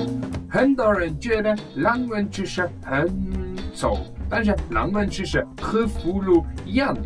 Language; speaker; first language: Chinese; non-native, learner; German